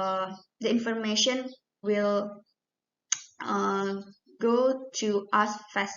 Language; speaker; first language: English; non-native, learner; Indonesian